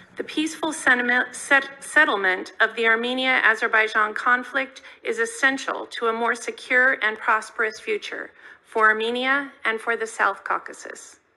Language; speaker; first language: English; native; English